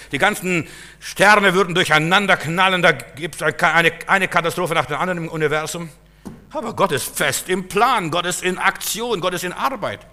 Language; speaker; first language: German; native; German